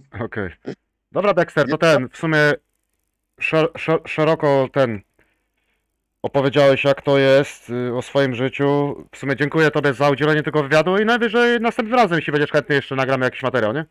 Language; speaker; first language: Polish; native; Polish